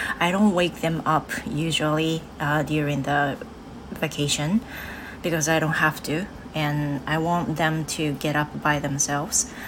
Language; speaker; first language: English; non-native, fluent; Japanese